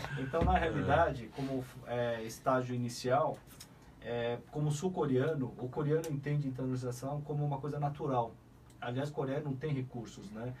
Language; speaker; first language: Portuguese; early bilingual, other home language; Korean